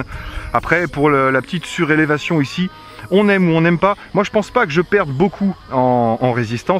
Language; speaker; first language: French; native; French